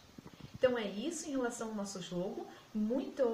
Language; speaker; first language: Portuguese; native; Portuguese